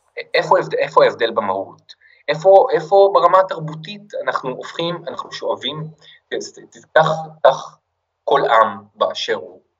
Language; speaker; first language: Hebrew; native; Hebrew